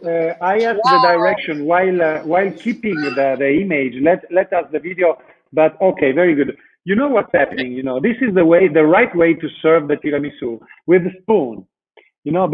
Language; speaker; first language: English; non-native, fluent; Italian